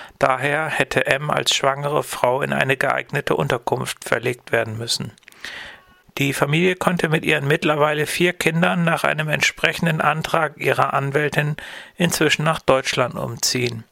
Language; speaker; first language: German; native; German